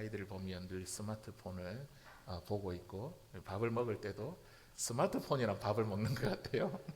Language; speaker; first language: Korean; native; Korean